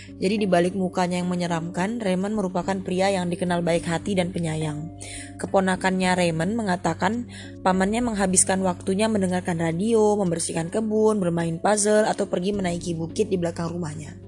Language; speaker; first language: Indonesian; non-native, fluent; English